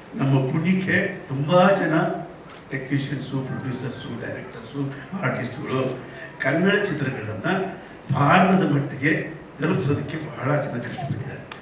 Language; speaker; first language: Kannada; native; Kannada